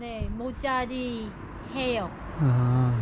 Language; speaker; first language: Korean; non-native, learner; Vietnamese